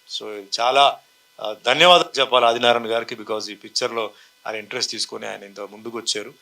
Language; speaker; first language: Telugu; native; Telugu